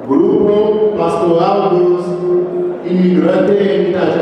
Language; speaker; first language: Portuguese; non-native, learner; Haitian Creole